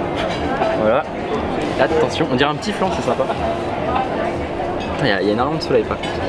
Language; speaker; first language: French; native; French